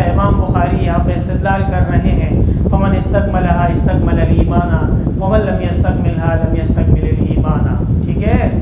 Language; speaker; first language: Urdu; non-native, local second language; Pashto